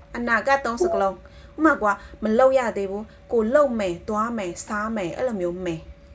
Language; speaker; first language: Burmese; non-native, local second language; Shan